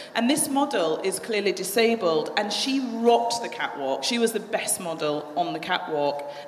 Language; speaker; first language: English; native; English